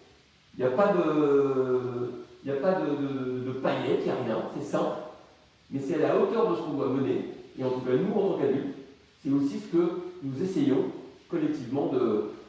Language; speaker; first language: French; native; French